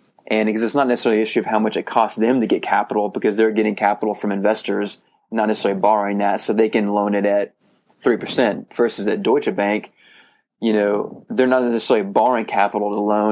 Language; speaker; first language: English; native; English